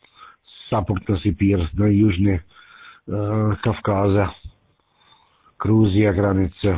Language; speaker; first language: Russian; non-native, learner; German